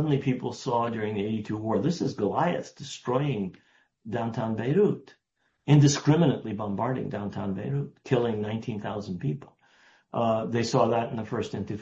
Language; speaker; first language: English; native; English